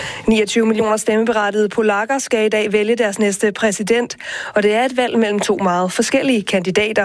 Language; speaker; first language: Danish; native; Danish